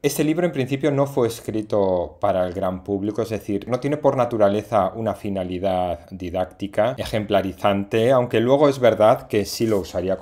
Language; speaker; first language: Spanish; native; Spanish